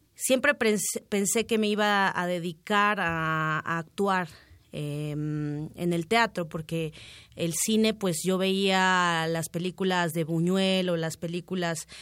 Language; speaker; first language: Spanish; native; Spanish